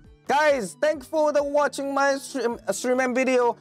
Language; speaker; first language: English; non-native, learner; Korean